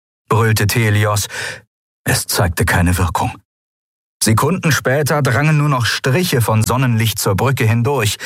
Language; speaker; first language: German; native; German